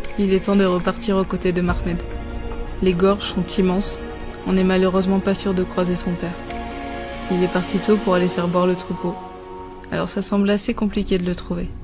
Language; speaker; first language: French; native; French